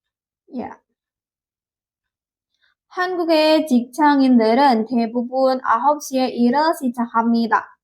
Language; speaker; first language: Korean; non-native, learner; Indonesian